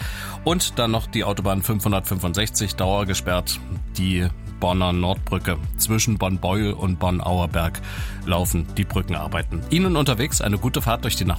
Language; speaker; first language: German; native; German